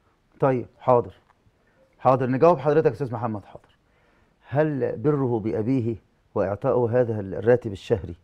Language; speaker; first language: Arabic; native; Arabic